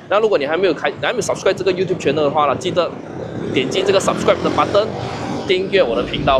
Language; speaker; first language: Chinese; native; Chinese